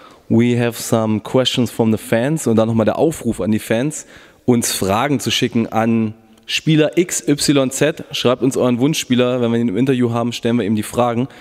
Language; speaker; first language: German; native; German